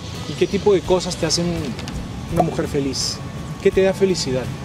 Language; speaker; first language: Spanish; native; Spanish